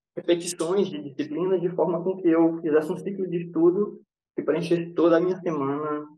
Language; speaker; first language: Portuguese; native; Portuguese